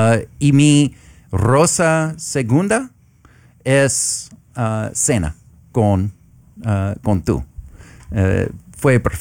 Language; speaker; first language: Spanish; non-native, learner; English